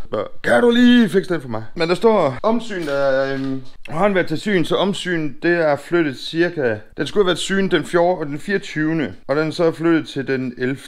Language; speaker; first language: Danish; native; Danish